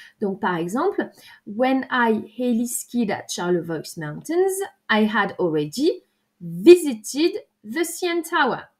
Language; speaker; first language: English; non-native, fluent; French